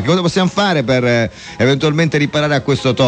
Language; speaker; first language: Italian; native; Italian